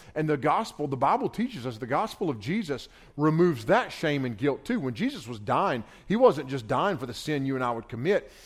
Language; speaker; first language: English; native; English